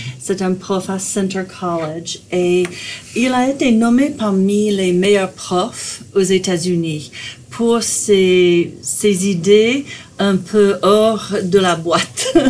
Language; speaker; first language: French; non-native, fluent; English